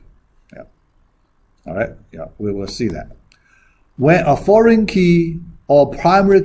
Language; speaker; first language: English; non-native, fluent; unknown